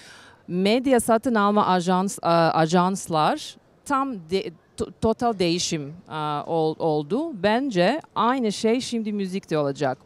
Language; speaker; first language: Turkish; non-native, learner; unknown